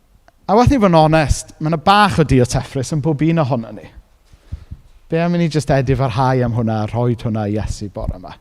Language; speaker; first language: Welsh; native; Welsh